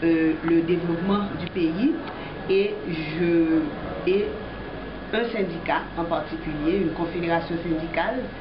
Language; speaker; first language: French; non-native, local second language; Haitian Creole